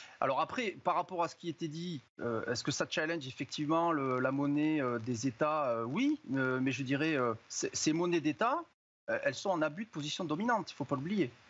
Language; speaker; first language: French; native; French